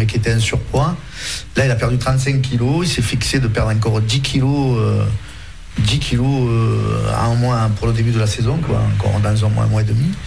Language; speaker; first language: French; native; French